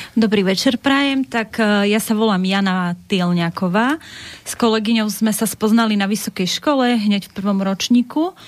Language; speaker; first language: Slovak; native; Slovak